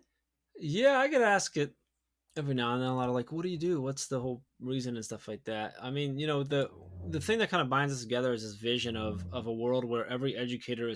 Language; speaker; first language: English; native; English